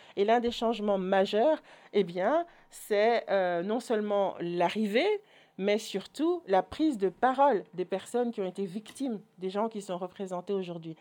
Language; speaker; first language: French; native; French